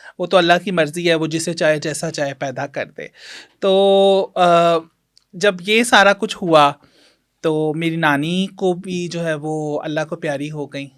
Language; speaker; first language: Urdu; non-native, local second language; Punjabi